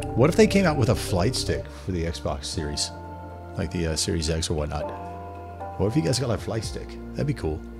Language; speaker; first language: English; native; English